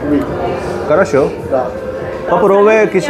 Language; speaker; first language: Russian; non-native, learner; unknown